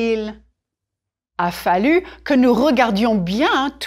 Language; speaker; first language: French; non-native, fluent; English